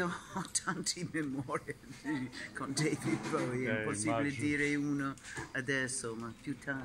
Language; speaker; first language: Italian; non-native, fluent; English